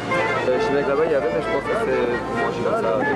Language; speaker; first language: French; native; French